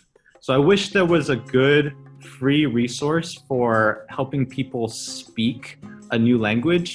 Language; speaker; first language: English; early bilingual, other home language; Chinese